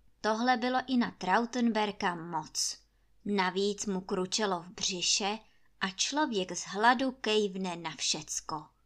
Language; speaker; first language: Czech; native; Czech